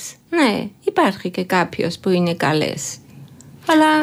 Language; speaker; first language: Greek; non-native, learner; Georgian